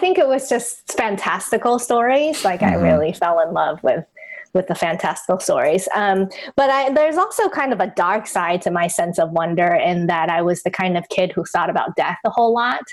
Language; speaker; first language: English; non-native, fluent; Chinese